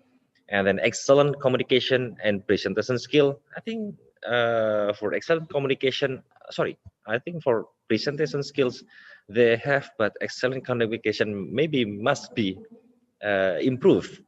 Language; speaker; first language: English; non-native, local second language; Indonesian